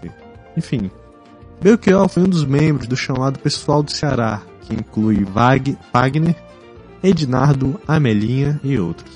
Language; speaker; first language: Portuguese; native; Portuguese